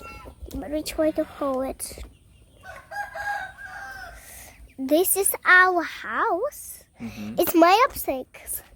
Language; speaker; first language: English; non-native, learner; Khmer